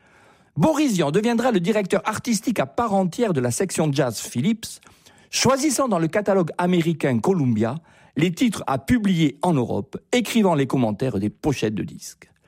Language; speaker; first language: French; native; French